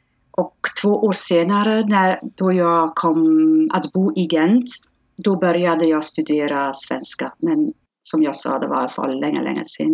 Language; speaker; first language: Swedish; non-native, learner; Dutch